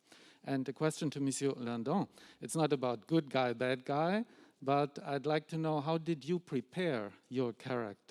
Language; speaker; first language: English; non-native, fluent; German